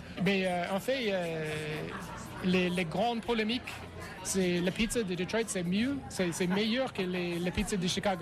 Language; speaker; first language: French; non-native, fluent; English